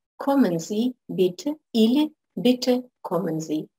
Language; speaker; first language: German; non-native, fluent; Russian